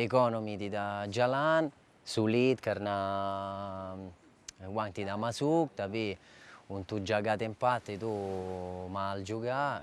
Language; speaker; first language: Indonesian; non-native, learner; Italian